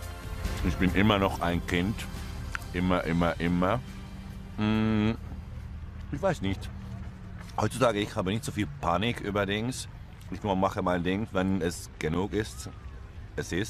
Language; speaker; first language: German; non-native, learner; Finnish